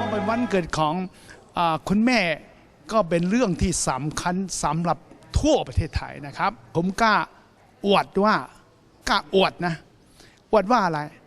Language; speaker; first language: Thai; non-native, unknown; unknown